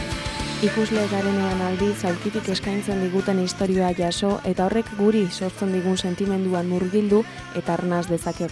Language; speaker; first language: Basque; native; Basque